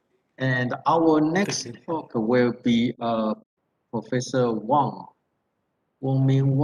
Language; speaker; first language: English; non-native, fluent; Thai